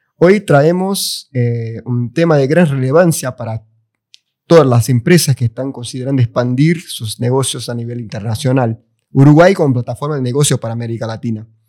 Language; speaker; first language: Spanish; non-native, fluent; Portuguese